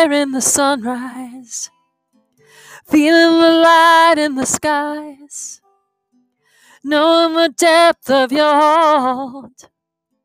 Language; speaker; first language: English; native; English